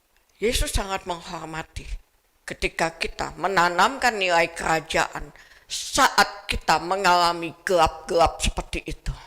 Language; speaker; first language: Indonesian; native; Indonesian